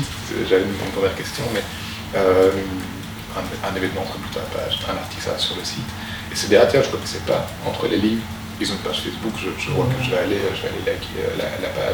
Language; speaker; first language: French; native; French